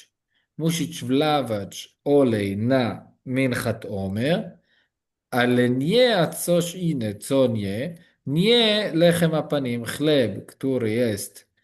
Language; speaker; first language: Polish; non-native, learner; Hebrew